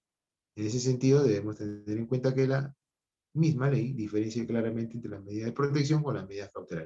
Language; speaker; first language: Spanish; native; Spanish